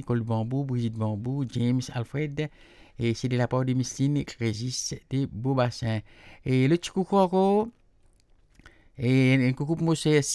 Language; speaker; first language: French; non-native, local second language; Morisyen